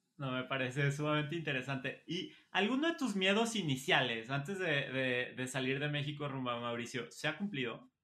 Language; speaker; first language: Spanish; native; Spanish